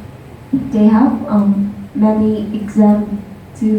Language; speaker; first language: English; non-native, learner; Vietnamese